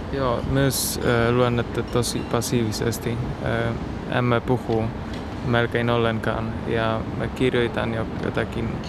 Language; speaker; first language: Finnish; non-native, learner; Polish